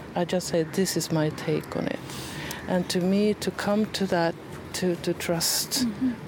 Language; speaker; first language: English; non-native, fluent; Swedish